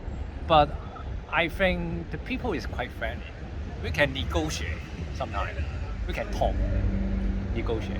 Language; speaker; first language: English; non-native, learner; Cantonese